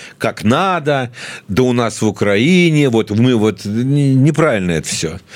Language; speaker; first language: Russian; native; Russian